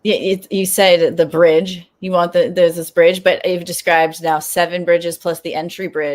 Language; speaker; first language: English; native; English